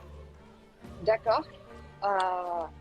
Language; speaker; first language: French; non-native, learner; Spanish